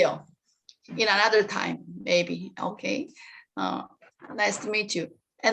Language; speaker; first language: English; non-native, learner; Korean